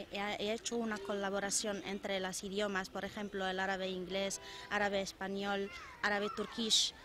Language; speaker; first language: Spanish; non-native, fluent; Arabic